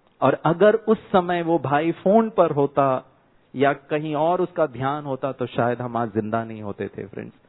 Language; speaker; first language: Hindi; non-native, local second language; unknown